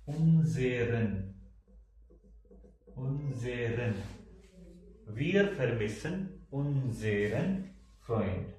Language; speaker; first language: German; non-native, fluent; Hindi